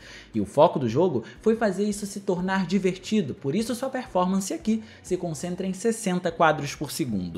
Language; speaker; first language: Portuguese; native; Portuguese